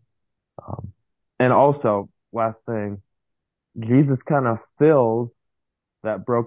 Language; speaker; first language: English; native; English